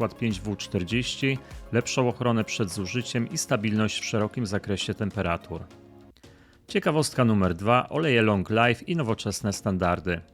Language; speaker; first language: Polish; native; Polish